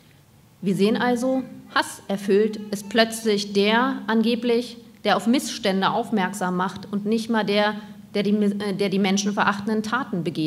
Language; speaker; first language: German; native; German